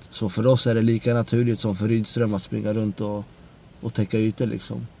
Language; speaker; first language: Swedish; early bilingual, other home language; Central Kurdish